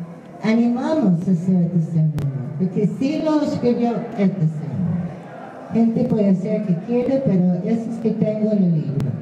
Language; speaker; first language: Spanish; non-native, fluent; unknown